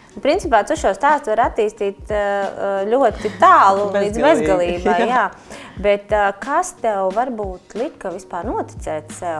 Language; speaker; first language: Latvian; native; Latvian